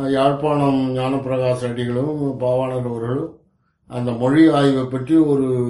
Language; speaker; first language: Tamil; native; Tamil